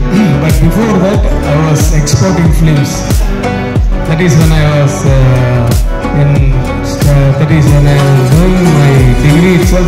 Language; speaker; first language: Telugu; non-native, local second language; Tamil